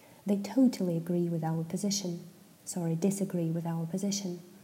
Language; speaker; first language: English; non-native, fluent; Russian